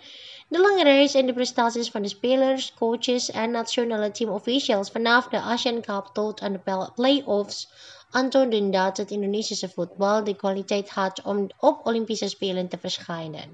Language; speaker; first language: Dutch; non-native, fluent; Indonesian